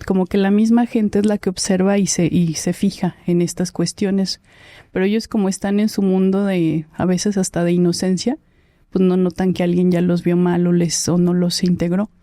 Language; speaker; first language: Spanish; native; Spanish